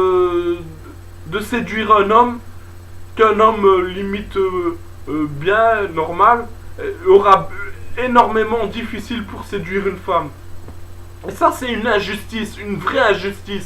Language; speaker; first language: French; native; French